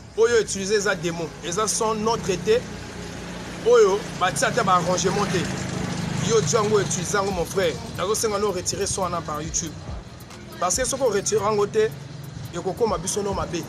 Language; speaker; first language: Lingala; native; Lingala